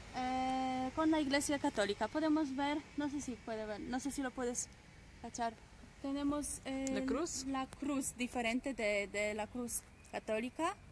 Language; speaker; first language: Spanish; non-native, fluent; Polish